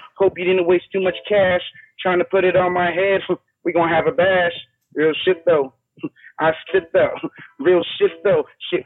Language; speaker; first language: English; native; English